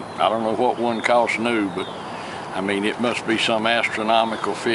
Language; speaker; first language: English; native; English